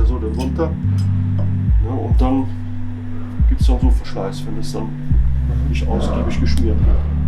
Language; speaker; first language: German; native; German